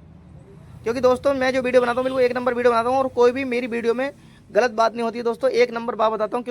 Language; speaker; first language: Hindi; native; Hindi